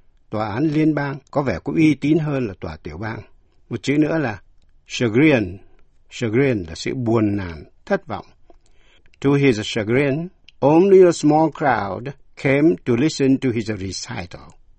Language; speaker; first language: Vietnamese; native; Vietnamese